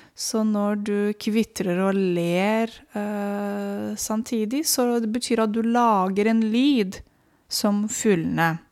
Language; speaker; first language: Norwegian; non-native, fluent; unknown